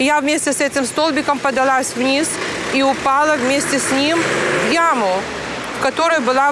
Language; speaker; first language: Russian; native; Russian